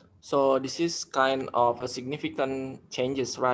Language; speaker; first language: English; non-native, learner; Indonesian